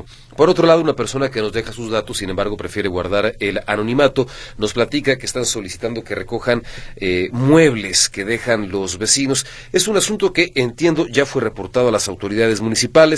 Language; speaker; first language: Spanish; native; Spanish